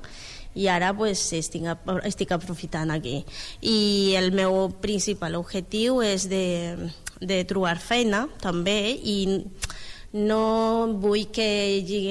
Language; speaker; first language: Catalan; non-native, learner; Spanish